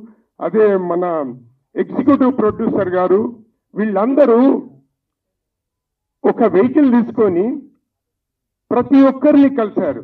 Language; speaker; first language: Telugu; native; Telugu